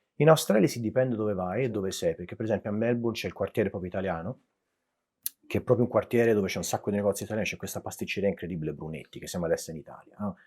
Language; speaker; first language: Italian; native; Italian